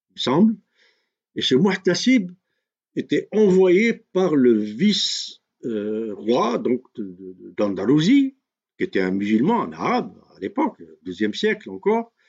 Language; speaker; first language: French; non-native, local second language; Kabyle